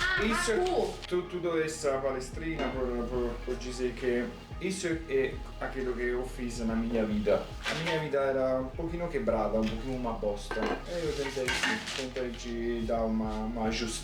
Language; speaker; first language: Portuguese; non-native, fluent; Italian